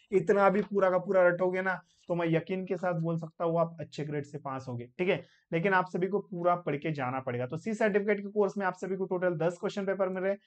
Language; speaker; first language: Hindi; non-native, local second language; Marathi